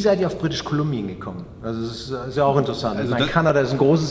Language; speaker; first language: German; native; German